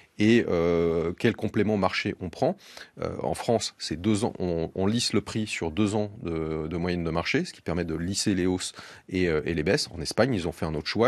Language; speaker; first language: French; native; French